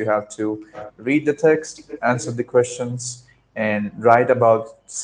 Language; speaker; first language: English; non-native, local second language; Marathi